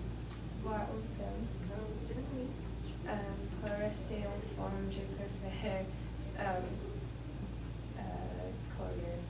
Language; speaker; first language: French; non-native, learner; English